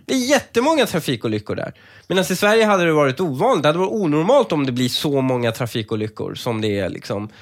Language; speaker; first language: Swedish; early bilingual, other home language; Persian